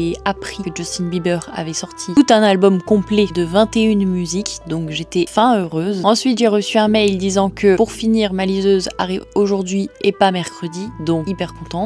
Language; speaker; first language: French; native; French